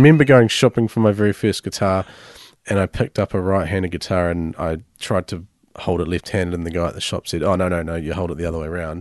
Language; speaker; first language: English; native; English